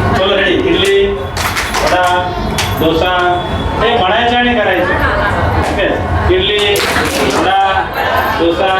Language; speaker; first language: Marathi; non-native, local second language; Kannada